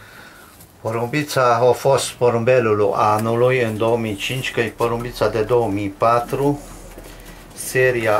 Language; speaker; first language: Romanian; non-native, local second language; Hungarian